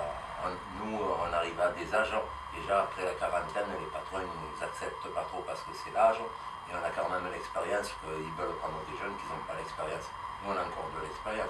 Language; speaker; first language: French; native; French